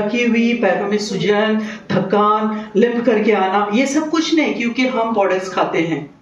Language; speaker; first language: Hindi; native; Hindi